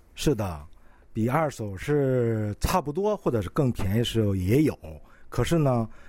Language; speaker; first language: Chinese; non-native, local second language; Korean